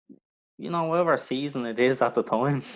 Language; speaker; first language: English; native; English